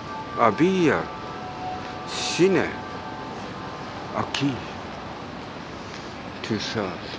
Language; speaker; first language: Spanish; non-native, learner; Japanese